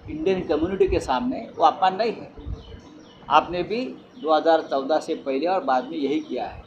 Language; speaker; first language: Hindi; non-native, local second language; Marathi